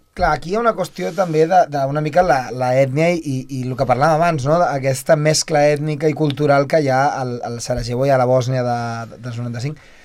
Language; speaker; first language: Catalan; native; Catalan